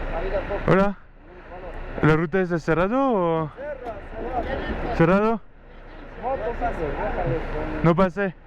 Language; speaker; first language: Spanish; non-native, learner; French